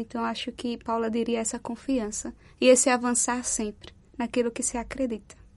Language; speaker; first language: Portuguese; native; Portuguese